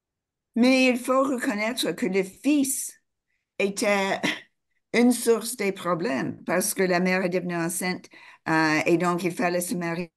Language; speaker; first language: French; non-native, fluent; English